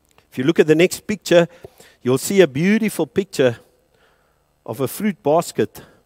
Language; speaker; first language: English; native; English